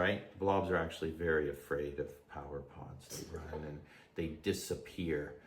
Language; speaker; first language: English; native; English